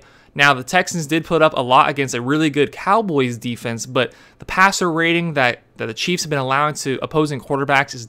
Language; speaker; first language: English; native; English